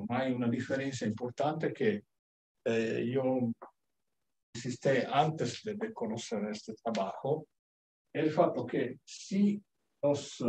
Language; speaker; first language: Spanish; non-native, learner; Italian